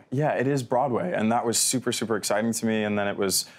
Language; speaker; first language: English; native; English